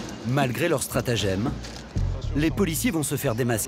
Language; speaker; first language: French; native; French